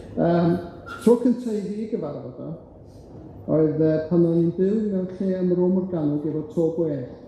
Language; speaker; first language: Welsh; native; Welsh